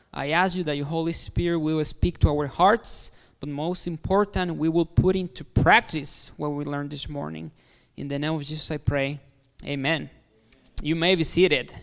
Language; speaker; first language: English; non-native, fluent; Spanish